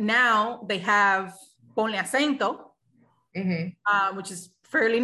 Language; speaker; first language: English; non-native, fluent; Spanish